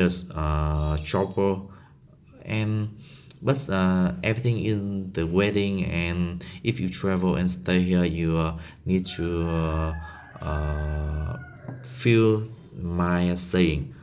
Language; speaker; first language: English; non-native, learner; Vietnamese